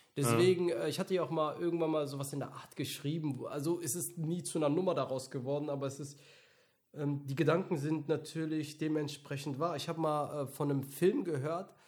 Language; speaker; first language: German; native; German